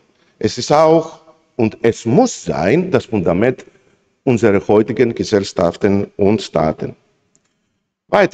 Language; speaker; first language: German; non-native, fluent; Greek